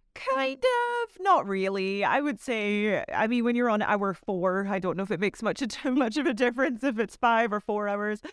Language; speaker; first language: English; native; English